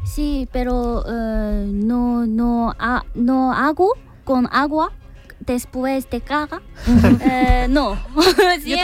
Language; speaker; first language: Spanish; non-native, learner; Korean